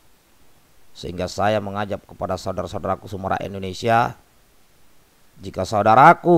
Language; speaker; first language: Indonesian; native; Indonesian